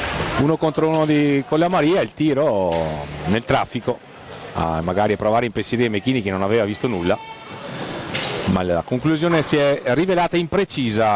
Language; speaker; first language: Italian; native; Italian